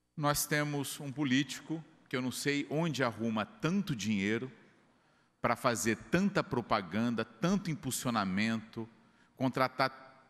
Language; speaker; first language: Portuguese; native; Portuguese